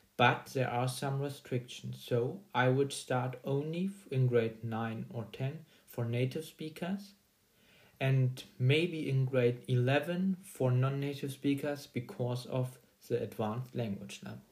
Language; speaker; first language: English; non-native, fluent; German